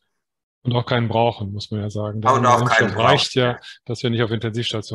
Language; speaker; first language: German; native; German